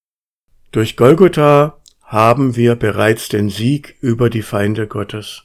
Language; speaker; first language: German; native; German